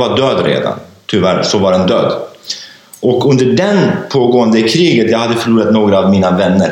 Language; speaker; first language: Swedish; non-native, fluent; Kurdish